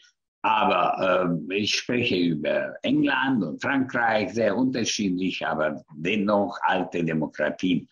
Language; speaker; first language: German; non-native, fluent; Hungarian